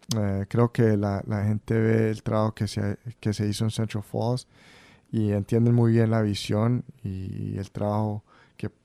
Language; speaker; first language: Spanish; early bilingual, heritage; Spanish